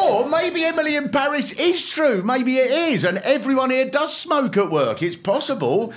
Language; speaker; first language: English; native; English